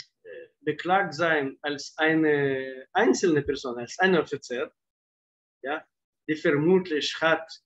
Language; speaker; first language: German; non-native, fluent; Russian